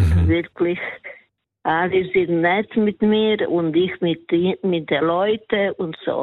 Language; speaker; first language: German; non-native, learner; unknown